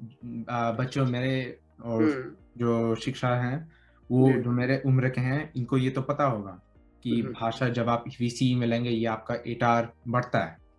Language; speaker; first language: Hindi; early bilingual, heritage; Hindi